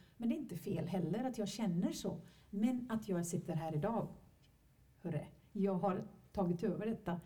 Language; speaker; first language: Swedish; non-native, fluent; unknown